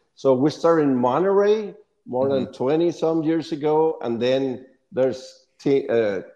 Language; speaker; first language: English; non-native, fluent; Spanish